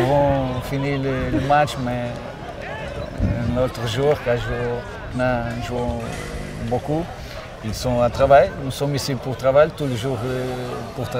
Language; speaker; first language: French; non-native, learner; Portuguese